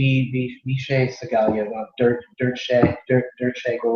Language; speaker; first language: Irish; non-native, learner; English